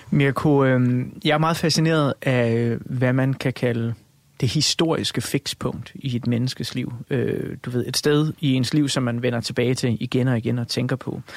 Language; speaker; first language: Danish; native; Danish